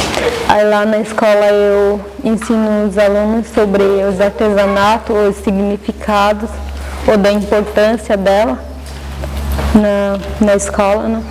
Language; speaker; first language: Portuguese; non-native, local second language; Guarani